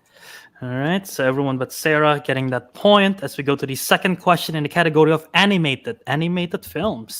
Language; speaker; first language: English; native; English